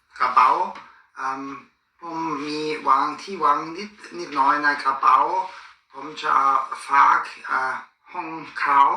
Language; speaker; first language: Thai; non-native, learner; German